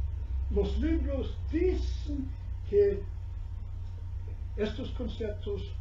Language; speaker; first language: Spanish; non-native, learner; English